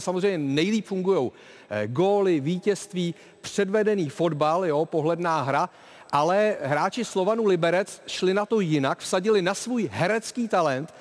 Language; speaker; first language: Czech; native; Czech